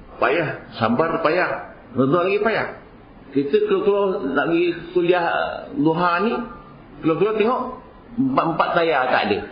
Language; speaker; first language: Malay; native; Malay